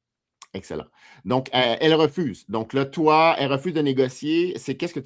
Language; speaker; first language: French; native; French